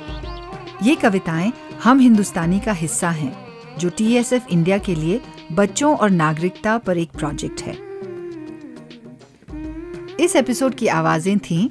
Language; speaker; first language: Hindi; native; Hindi